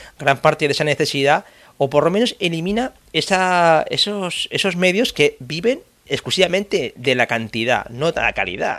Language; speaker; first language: Spanish; native; Spanish